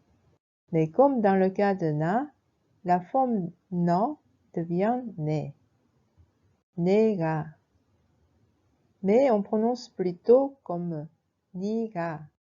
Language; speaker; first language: French; non-native, fluent; Korean